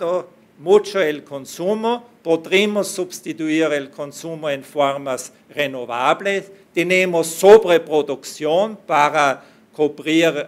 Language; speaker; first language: Spanish; non-native, fluent; German